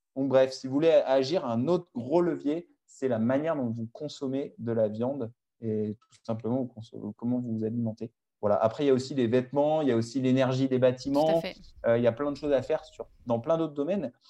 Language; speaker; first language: French; native; French